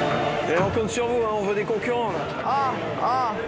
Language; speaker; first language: French; non-native, learner; Spanish